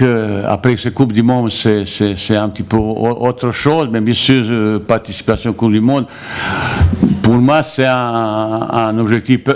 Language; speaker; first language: French; non-native, fluent; Bosnian